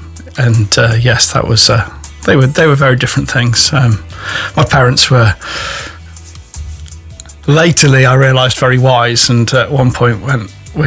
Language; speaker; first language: English; native; English